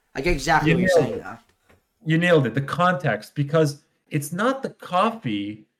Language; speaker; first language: English; non-native, fluent; Hebrew